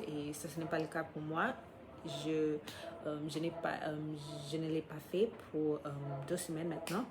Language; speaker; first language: French; non-native, fluent; English